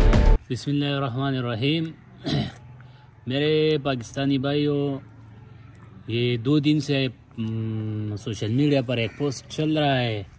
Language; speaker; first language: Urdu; non-native, local second language; Pashto